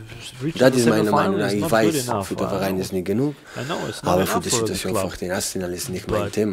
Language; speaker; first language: German; non-native, learner; Catalan